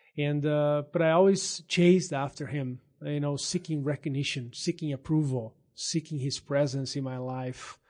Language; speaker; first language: English; non-native, fluent; Portuguese